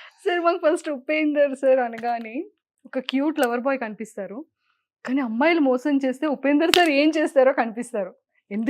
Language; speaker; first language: Telugu; native; Telugu